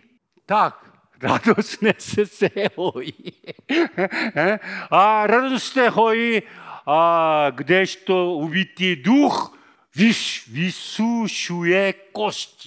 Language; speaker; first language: Czech; non-native, fluent; Korean